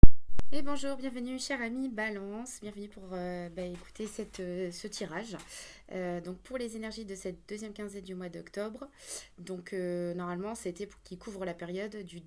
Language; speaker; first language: French; native; French